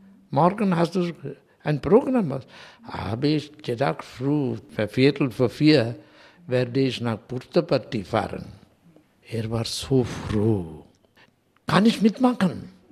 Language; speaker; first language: German; non-native, fluent; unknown